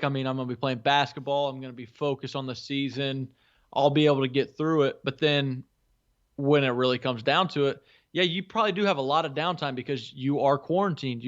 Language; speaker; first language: English; native; English